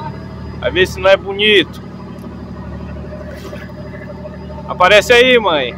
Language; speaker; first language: Portuguese; native; Portuguese